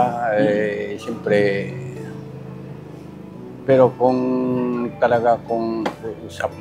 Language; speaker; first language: Filipino; non-native, learner; Japanese